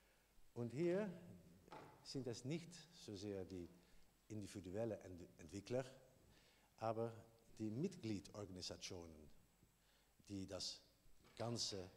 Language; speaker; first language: German; non-native, learner; Dutch